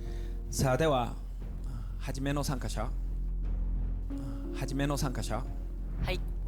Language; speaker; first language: Japanese; non-native, fluent; Korean